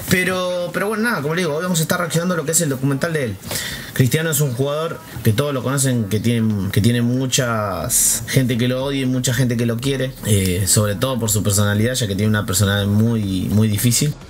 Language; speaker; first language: Spanish; native; Spanish